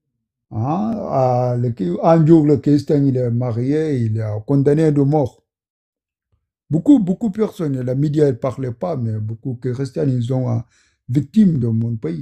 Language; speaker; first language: French; non-native, learner; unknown